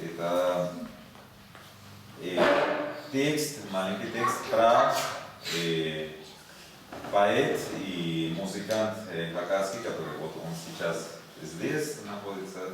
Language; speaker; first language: Russian; non-native, learner; Spanish